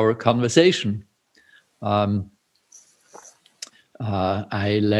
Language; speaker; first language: English; non-native, fluent; German